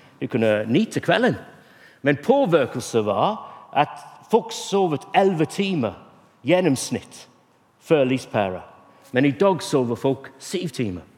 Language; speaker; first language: Norwegian; non-native, fluent; English